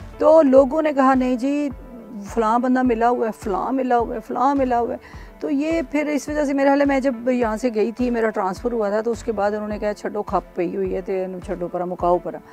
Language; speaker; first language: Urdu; non-native, local second language; Punjabi